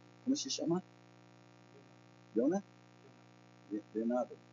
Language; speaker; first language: Portuguese; non-native, learner; English